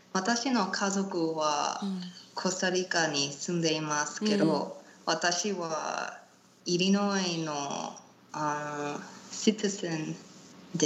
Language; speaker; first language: Japanese; non-native, learner; Spanish